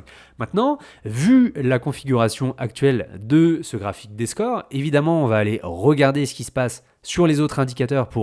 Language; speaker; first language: French; native; French